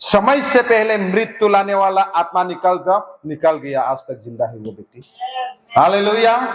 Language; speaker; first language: Hindi; non-native, local second language; Assamese